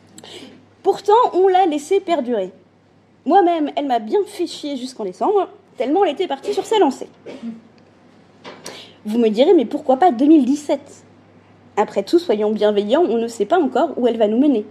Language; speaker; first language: French; native; French